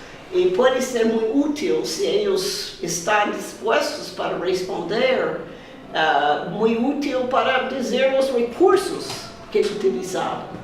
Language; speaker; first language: Spanish; non-native, fluent; English